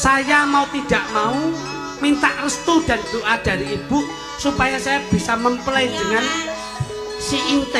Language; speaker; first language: Indonesian; non-native, local second language; Javanese